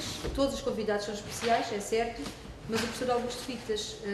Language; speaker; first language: Portuguese; native; Portuguese